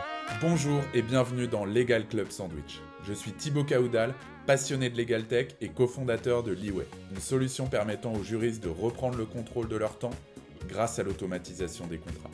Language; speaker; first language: French; native; French